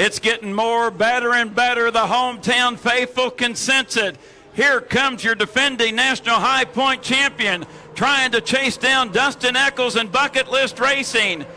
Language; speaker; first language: English; native; English